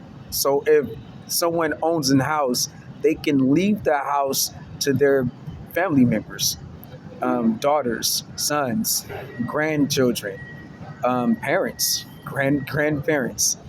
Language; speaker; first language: English; native; English